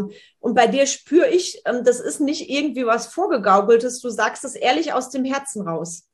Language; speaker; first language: German; native; German